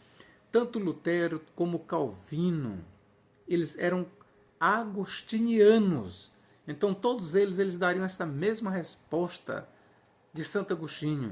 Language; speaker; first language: Portuguese; native; Portuguese